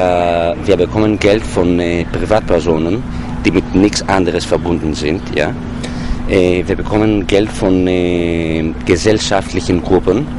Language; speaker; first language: German; non-native, fluent; Greek